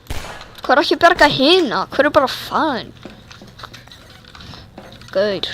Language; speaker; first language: Icelandic; early bilingual, heritage; Swedish